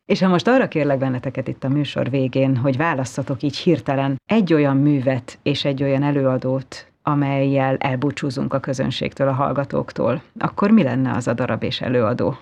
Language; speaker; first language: Hungarian; native; Hungarian